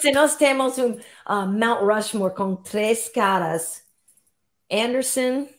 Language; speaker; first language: Portuguese; non-native, learner; English